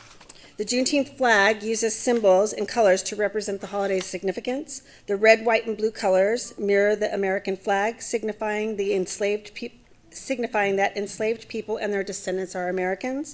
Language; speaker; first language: English; native; English